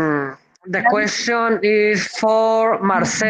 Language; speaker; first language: English; non-native, learner; Spanish